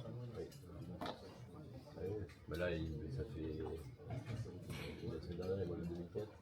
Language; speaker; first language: French; native; French